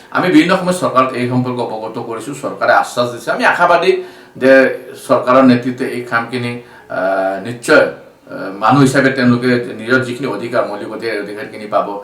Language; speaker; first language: Assamese; non-native, local second language; Bangla